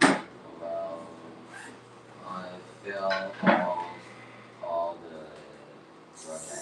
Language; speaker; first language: English; non-native, learner; Chinese